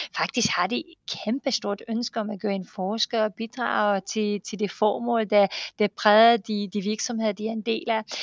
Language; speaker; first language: Danish; non-native, fluent; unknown